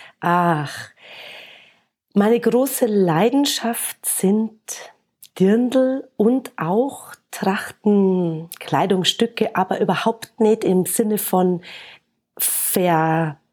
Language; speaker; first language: German; native; German